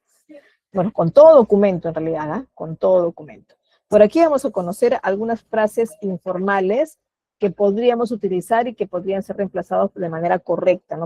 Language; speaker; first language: Spanish; native; Spanish